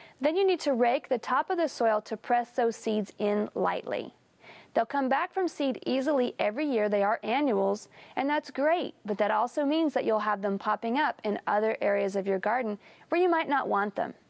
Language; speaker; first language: English; native; English